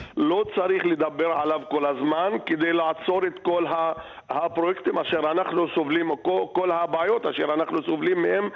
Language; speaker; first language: Hebrew; non-native, local second language; Arabic